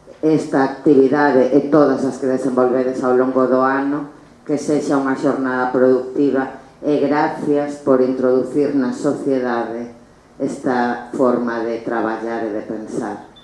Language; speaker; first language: Galician; native; Galician